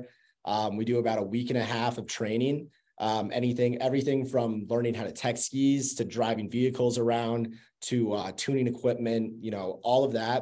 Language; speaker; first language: English; native; English